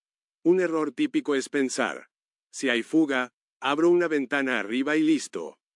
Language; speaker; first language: Spanish; native; Spanish